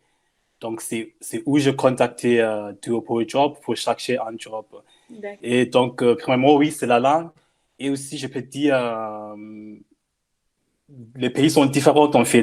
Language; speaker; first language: French; non-native, fluent; English